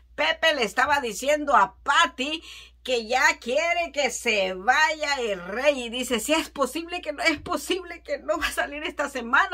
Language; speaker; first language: Spanish; native; Spanish